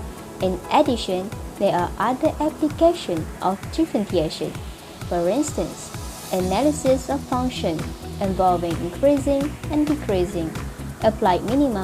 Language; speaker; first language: English; non-native, local second language; Malay